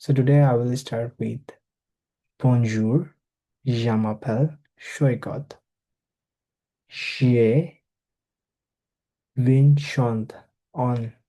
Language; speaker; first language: French; non-native, learner; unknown